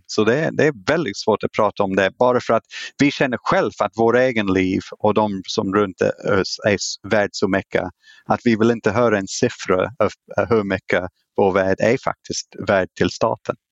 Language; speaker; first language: Swedish; non-native, fluent; English